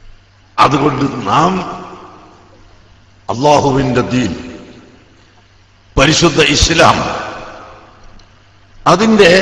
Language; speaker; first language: Malayalam; native; Malayalam